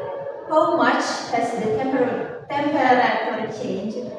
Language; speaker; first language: English; non-native, learner; Indonesian